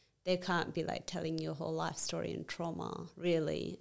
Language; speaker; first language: English; non-native, fluent; Amharic